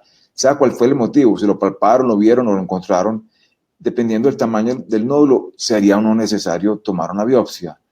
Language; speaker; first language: Spanish; native; Spanish